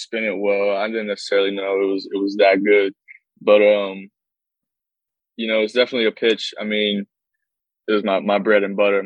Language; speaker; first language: English; native; English